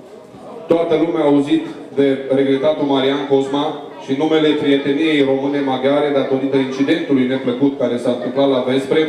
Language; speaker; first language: Romanian; native; Romanian